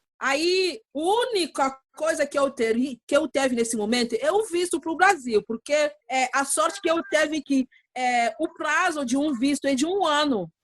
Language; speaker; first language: Portuguese; non-native, learner; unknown